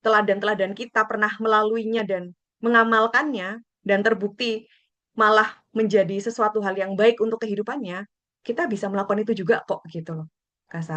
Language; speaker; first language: Indonesian; native; Indonesian